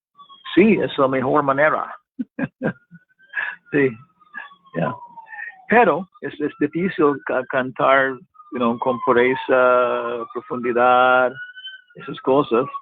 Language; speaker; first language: Spanish; non-native, learner; English